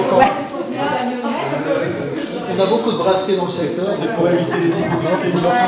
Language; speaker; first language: French; native; French